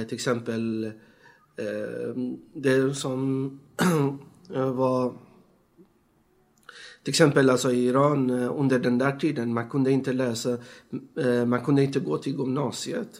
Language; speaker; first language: Swedish; non-native, fluent; Persian